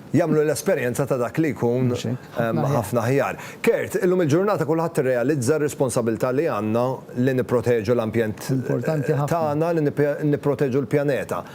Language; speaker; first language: Maltese; native; Maltese